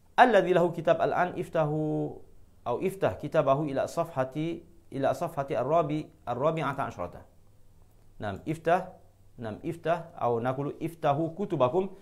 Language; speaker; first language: Arabic; non-native, fluent; Malay